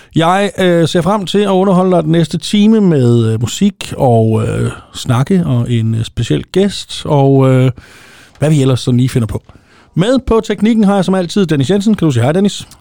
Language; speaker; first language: Danish; native; Danish